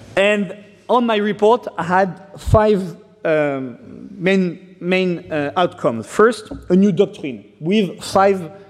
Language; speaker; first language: English; non-native, fluent; French